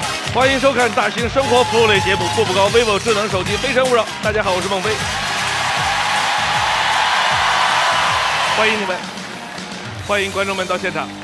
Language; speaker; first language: Chinese; native; Chinese